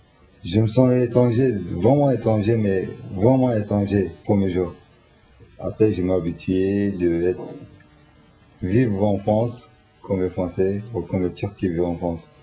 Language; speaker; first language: French; non-native, fluent; Turkish